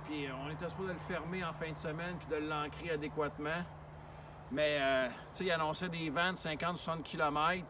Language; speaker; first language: French; native; French